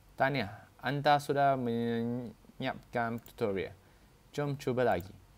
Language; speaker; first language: Malay; non-native, local second language; Chinese